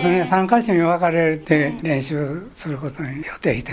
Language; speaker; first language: Japanese; native; Japanese